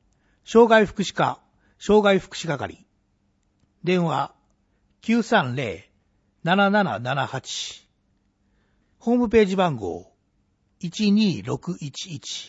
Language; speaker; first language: Japanese; native; Japanese